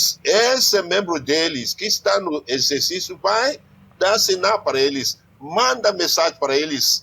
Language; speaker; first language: Portuguese; non-native, learner; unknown